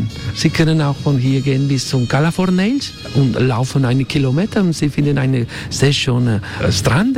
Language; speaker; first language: German; non-native, learner; Spanish